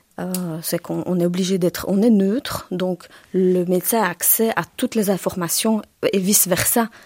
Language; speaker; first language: French; early bilingual, other home language; Turkish